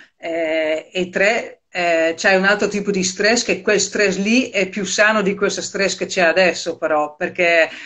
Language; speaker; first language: Italian; non-native, fluent; Dutch